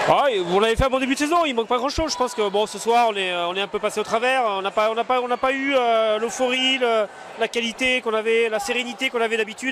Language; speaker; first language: French; native; French